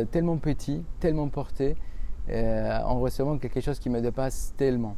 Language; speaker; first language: French; non-native, fluent; Spanish